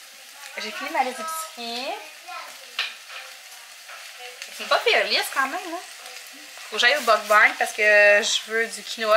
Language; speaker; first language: French; native; French